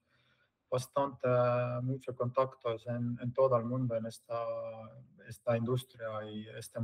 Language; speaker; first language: Spanish; non-native, fluent; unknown